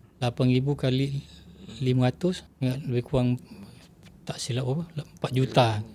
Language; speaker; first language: Malay; non-native, local second language; Chinese